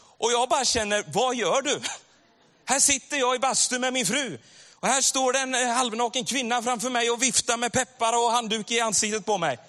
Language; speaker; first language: Swedish; native; Swedish